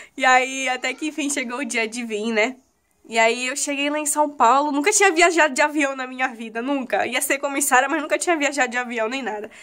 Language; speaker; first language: Portuguese; native; Portuguese